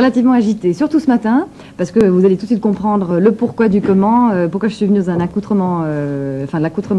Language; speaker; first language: French; native; French